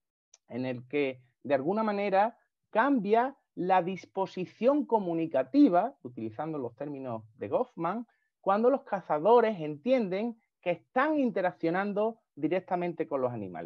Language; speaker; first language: Spanish; native; Spanish